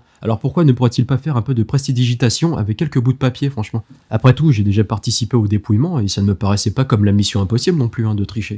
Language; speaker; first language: French; native; French